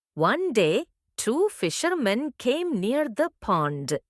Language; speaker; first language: English; non-native, local second language; Tamil